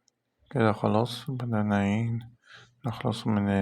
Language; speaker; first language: Arabic; native; Arabic